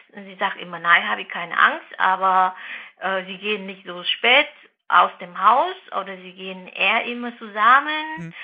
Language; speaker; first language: German; non-native, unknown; Vietnamese